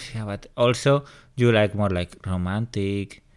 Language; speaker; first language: English; non-native, fluent; Spanish